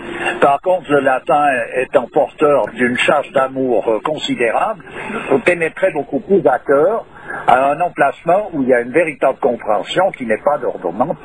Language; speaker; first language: French; native; French